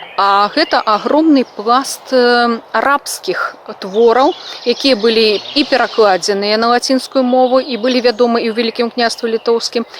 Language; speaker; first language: Belarusian; non-native, local second language; Russian